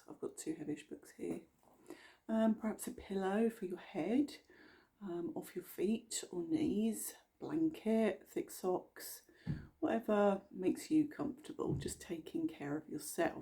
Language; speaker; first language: English; native; English